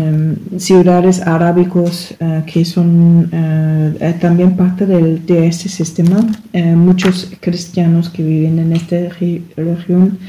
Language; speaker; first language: Spanish; non-native, learner; German